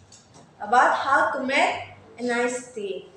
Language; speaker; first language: English; non-native, learner; Indonesian